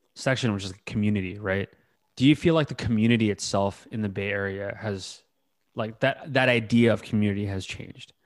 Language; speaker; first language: English; native; English